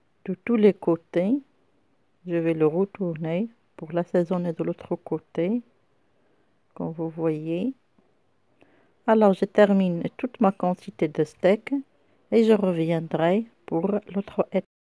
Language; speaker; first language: French; non-native, local second language; Arabic